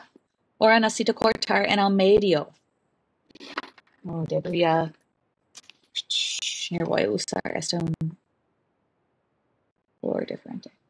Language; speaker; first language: Spanish; non-native, learner; English